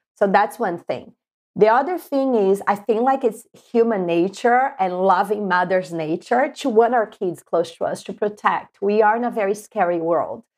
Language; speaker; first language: English; non-native, fluent; Portuguese